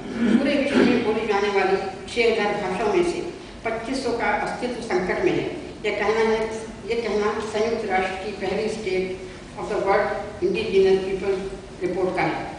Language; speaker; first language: Hindi; native; Hindi